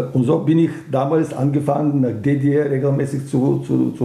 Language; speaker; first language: German; non-native, fluent; Bulgarian